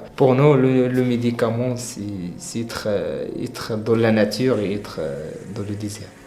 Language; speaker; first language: French; non-native, learner; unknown